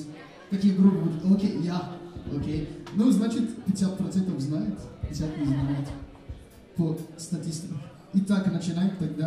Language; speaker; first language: Russian; non-native, fluent; Malagasy